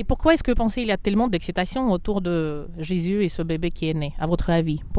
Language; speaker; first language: French; non-native, fluent; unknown